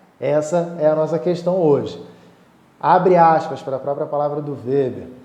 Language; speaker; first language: Portuguese; native; Portuguese